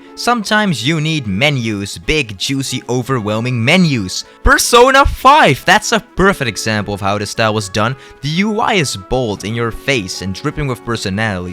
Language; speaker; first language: English; native; English